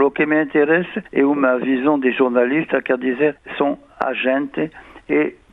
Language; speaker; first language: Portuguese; non-native, fluent; French